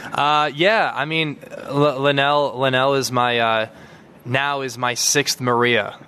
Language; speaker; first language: English; native; English